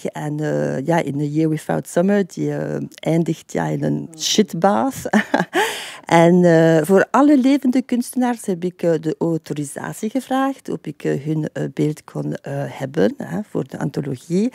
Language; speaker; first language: Dutch; non-native, fluent; French